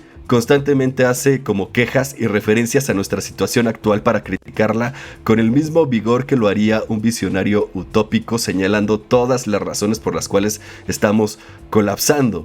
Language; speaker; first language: Spanish; native; Spanish